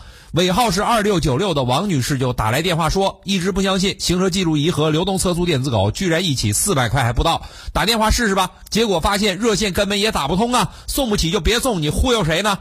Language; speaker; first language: Chinese; native; Chinese